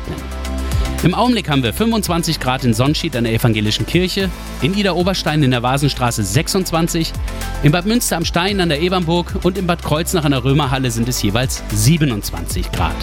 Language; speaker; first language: German; native; German